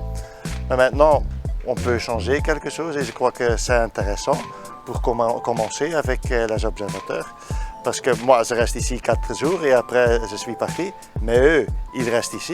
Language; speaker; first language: French; non-native, learner; Dutch